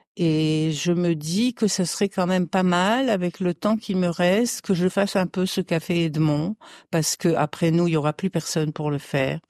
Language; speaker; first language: French; early bilingual, other home language; Arabic